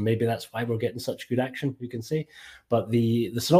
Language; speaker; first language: English; native; English